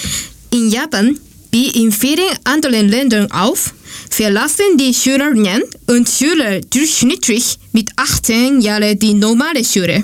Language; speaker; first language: German; non-native, learner; Japanese